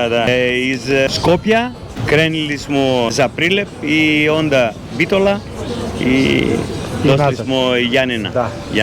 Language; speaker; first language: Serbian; non-native, learner; Greek